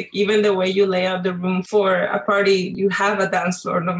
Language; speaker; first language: English; non-native, fluent; Spanish